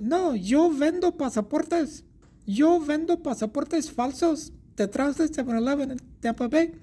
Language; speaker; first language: Spanish; non-native, learner; English